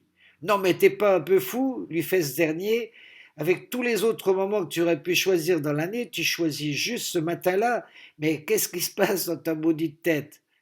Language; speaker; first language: French; native; French